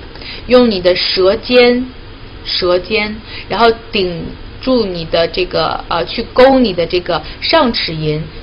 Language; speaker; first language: Chinese; native; Chinese